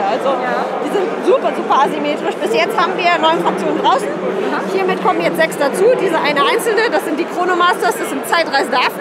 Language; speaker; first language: German; native; German